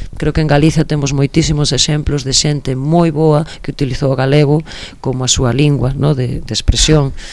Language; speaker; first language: Galician; non-native, local second language; Spanish